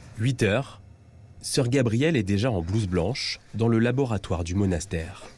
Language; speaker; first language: French; native; French